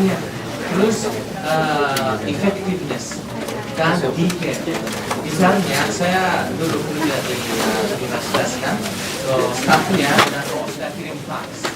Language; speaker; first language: Indonesian; non-native, fluent; Japanese